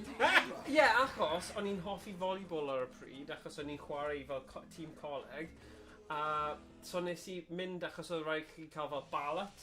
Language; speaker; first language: Welsh; native; Welsh